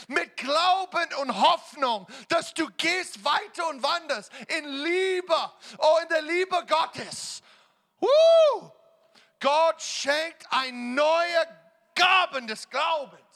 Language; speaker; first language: German; non-native, fluent; English